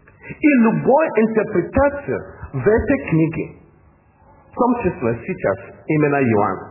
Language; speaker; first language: Russian; non-native, learner; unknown